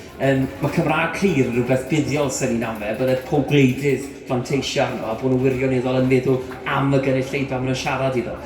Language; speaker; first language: Welsh; native; Welsh